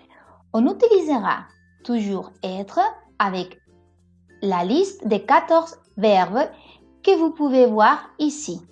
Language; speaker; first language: French; non-native, fluent; Spanish